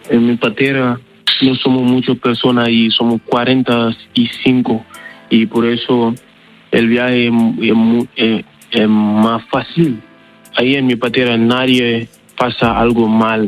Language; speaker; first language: Spanish; non-native, learner; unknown